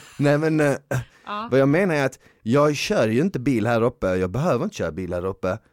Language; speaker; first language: Swedish; native; Swedish